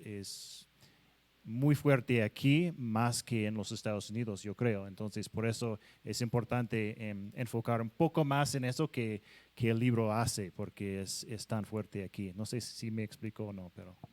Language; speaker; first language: Spanish; non-native, fluent; English